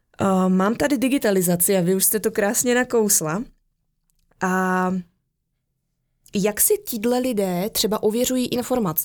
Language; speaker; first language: Czech; native; Czech